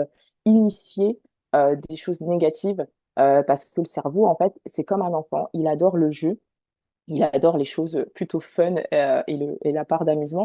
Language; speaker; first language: French; native; French